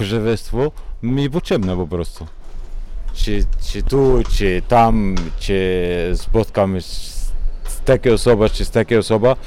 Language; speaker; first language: Polish; non-native, learner; Arabic